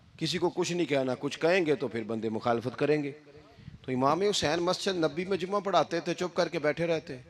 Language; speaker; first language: Urdu; non-native, local second language; Punjabi